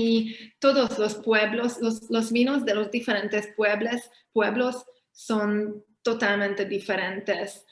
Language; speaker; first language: Spanish; non-native, fluent; Hungarian